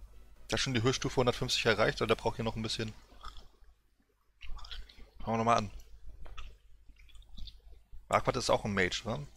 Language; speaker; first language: German; native; German